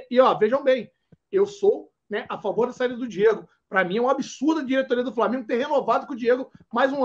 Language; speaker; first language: Portuguese; native; Portuguese